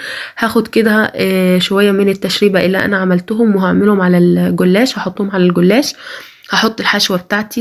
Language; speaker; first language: Arabic; native; Arabic